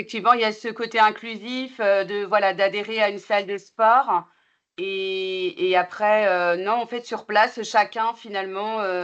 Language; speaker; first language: French; native; French